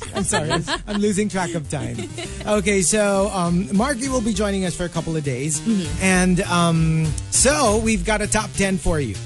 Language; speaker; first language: English; non-native, local second language; Filipino